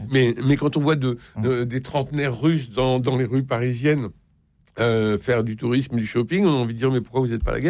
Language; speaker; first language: French; native; French